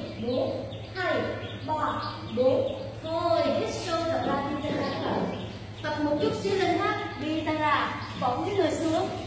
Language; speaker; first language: Vietnamese; native; Vietnamese